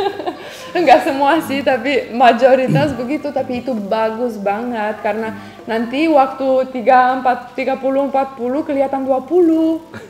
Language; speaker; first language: Indonesian; non-native, fluent; Romanian